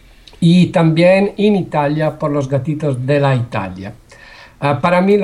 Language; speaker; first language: Spanish; non-native, learner; Italian